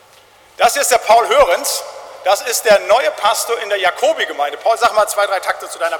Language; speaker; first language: German; native; German